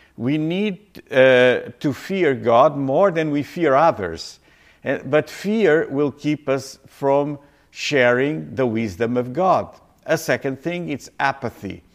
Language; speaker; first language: English; non-native, fluent; Portuguese